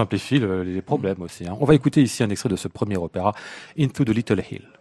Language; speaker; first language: French; native; French